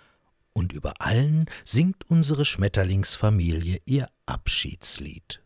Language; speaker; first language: German; native; German